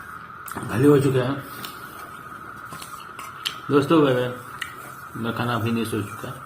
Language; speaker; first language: Hindi; non-native, local second language; Assamese